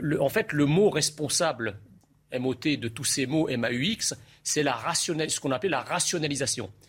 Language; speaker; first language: French; early bilingual, other home language; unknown